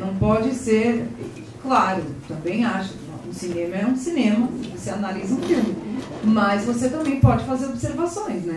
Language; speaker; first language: Portuguese; native; Portuguese